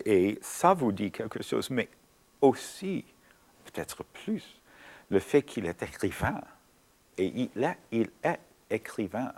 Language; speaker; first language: French; non-native, fluent; English